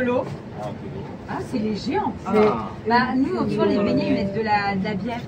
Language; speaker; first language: French; native; French